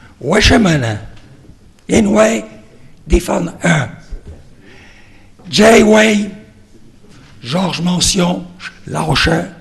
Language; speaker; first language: Chinese; non-native, learner; French